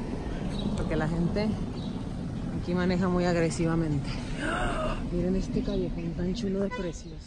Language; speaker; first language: Spanish; native; Spanish